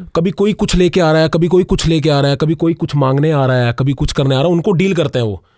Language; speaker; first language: Hindi; non-native, local second language; Punjabi